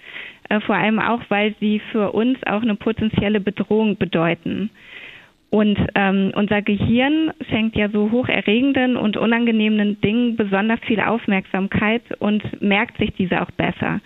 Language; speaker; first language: German; native; German